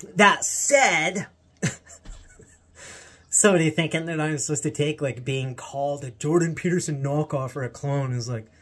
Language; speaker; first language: English; native; English